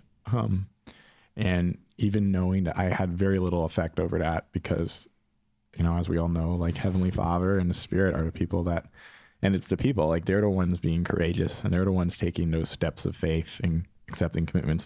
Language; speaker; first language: English; native; English